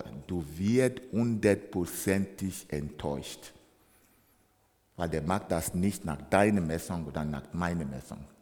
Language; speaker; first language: German; non-native, fluent; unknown